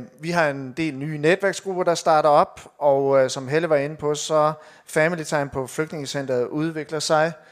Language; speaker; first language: Danish; native; Danish